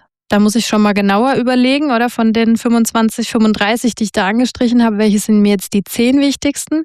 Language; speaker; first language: German; native; German